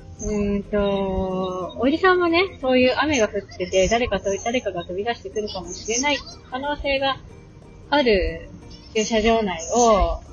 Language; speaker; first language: Japanese; native; Japanese